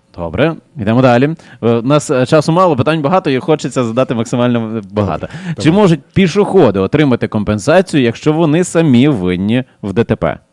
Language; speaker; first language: Ukrainian; native; Ukrainian